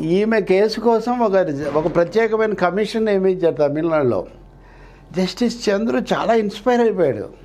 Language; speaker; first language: Telugu; native; Telugu